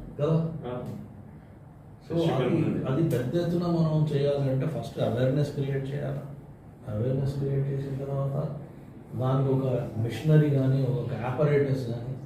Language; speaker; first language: Telugu; native; Telugu